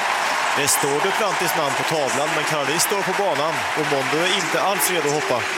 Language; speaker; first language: Swedish; native; Swedish